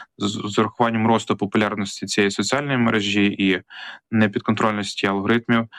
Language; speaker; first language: Ukrainian; native; Ukrainian